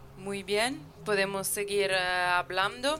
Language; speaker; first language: Spanish; non-native, fluent; Italian